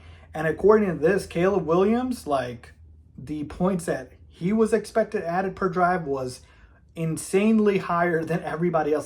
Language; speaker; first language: English; native; English